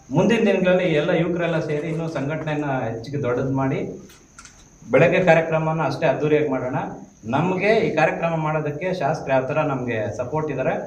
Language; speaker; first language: Kannada; native; Kannada